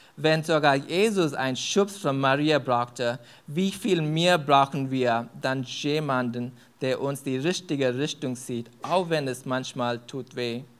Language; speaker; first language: German; non-native, fluent; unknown